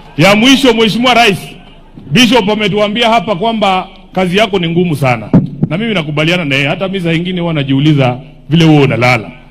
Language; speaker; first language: Swahili; non-native, local second language; Luyia